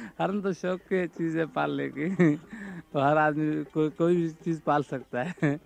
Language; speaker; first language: Urdu; native; Urdu